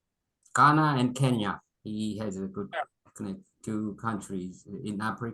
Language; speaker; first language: English; non-native, local second language; Korean